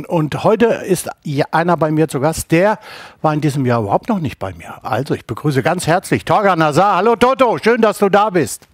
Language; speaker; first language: German; native; German